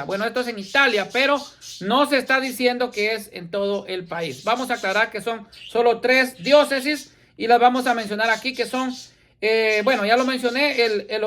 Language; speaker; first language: Spanish; native; Spanish